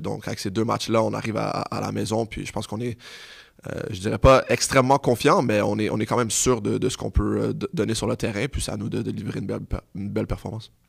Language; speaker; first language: French; native; French